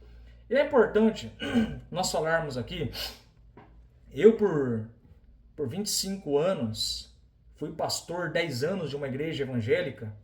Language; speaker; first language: Portuguese; native; Portuguese